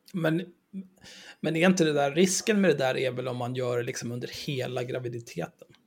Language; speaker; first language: Swedish; native; Swedish